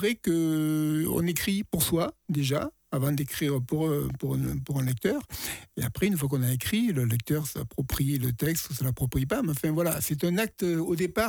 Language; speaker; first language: French; native; French